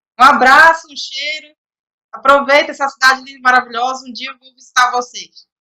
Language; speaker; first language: Portuguese; native; Portuguese